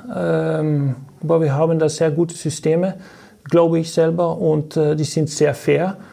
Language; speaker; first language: German; non-native, fluent; Norwegian